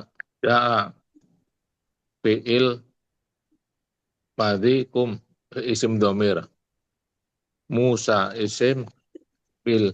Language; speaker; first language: Arabic; non-native, learner; Indonesian